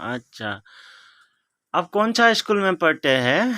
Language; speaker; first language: Hindi; non-native, local second language; Assamese